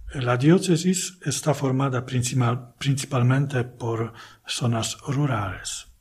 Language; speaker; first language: Spanish; non-native, fluent; Polish